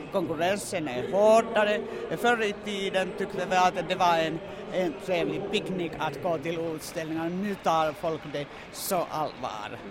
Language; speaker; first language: Swedish; non-native, local second language; Finnish